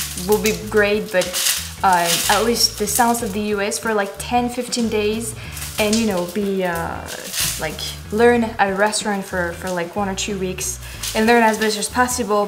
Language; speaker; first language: English; non-native, fluent; French